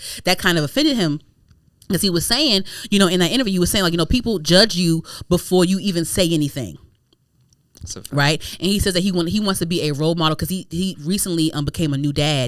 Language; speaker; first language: English; native; English